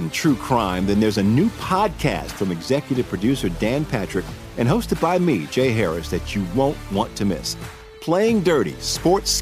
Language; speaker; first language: English; native; English